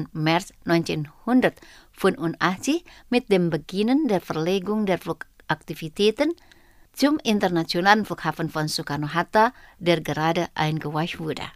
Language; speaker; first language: German; non-native, fluent; Indonesian